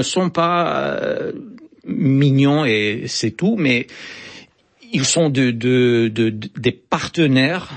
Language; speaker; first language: French; non-native, fluent; Romanian